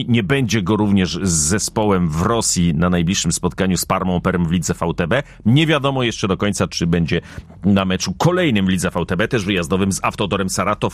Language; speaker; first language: Polish; native; Polish